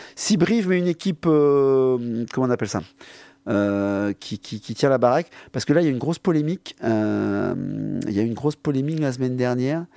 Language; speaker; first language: French; native; French